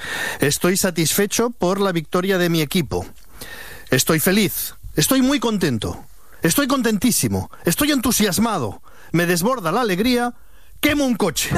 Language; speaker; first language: Spanish; native; Spanish